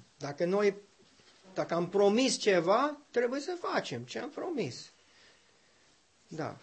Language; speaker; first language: Romanian; non-native, learner; English